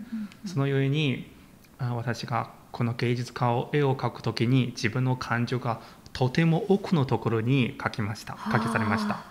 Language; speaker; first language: Japanese; non-native, learner; Chinese